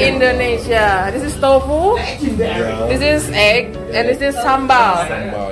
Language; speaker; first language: English; non-native, learner; Indonesian